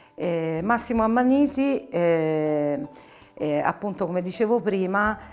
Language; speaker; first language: Italian; non-native, fluent; Arabic